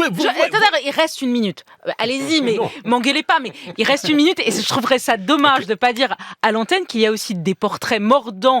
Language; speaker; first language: French; native; French